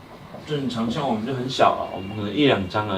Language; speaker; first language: Chinese; native; Chinese